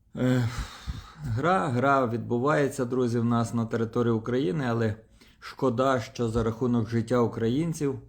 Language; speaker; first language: Ukrainian; non-native, local second language; Russian